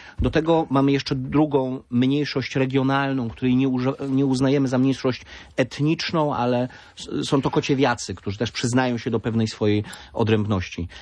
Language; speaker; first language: Polish; native; Polish